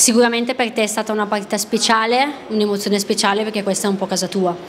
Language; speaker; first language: Italian; native; Italian